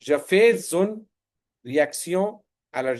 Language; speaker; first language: French; non-native, fluent; Hindi